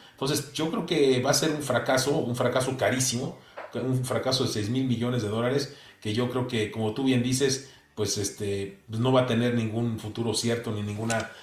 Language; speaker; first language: Spanish; native; Spanish